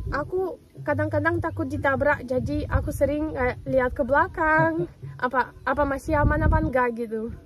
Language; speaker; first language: Indonesian; non-native, fluent; Russian